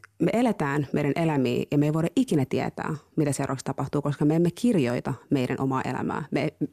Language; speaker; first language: Finnish; early bilingual, other home language; Somali